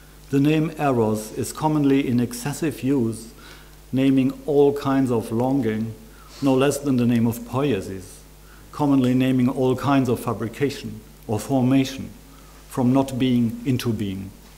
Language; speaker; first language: English; non-native, fluent; German